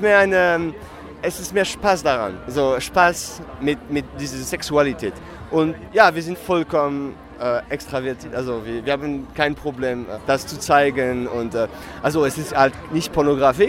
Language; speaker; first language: German; non-native, fluent; French